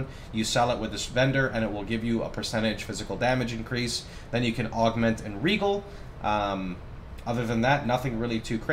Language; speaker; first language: English; native; English